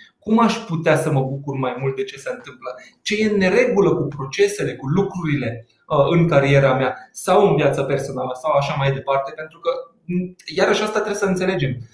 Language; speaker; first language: Romanian; non-native, local second language; Hungarian